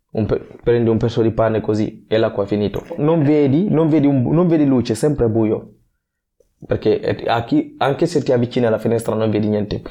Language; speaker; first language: Italian; non-native, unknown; Fula